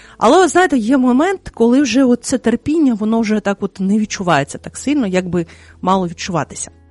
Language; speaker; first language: Ukrainian; native; Ukrainian